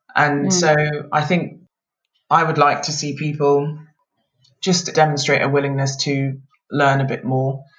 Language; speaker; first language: English; native; English